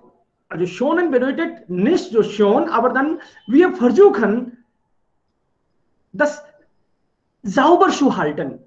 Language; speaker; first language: German; non-native, fluent; Hindi